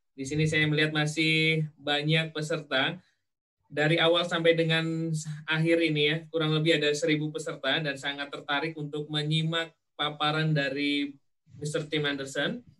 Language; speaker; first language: Indonesian; native; Indonesian